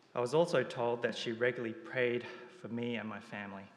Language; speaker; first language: English; early bilingual, other home language; Japanese